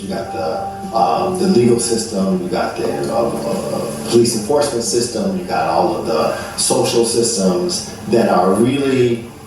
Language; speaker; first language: English; native; English